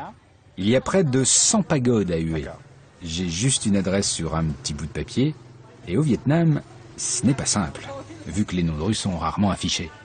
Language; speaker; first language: French; native; French